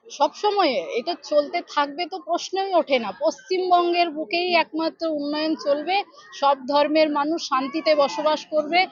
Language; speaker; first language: Bangla; non-native, local second language; Santali